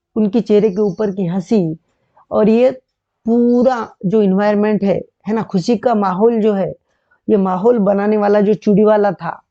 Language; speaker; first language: Hindi; non-native, local second language; Marathi